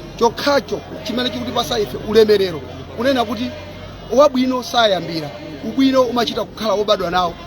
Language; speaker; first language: Nyanja; non-native, local second language; Yao